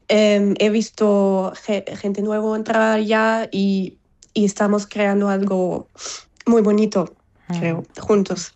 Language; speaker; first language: Spanish; non-native, fluent; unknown